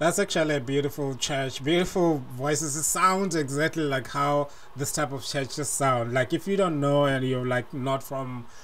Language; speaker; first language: English; non-native, local second language; Tswana